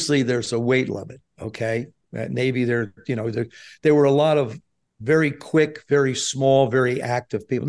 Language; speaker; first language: English; native; English